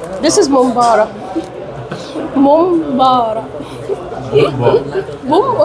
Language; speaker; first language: English; non-native, local second language; Arabic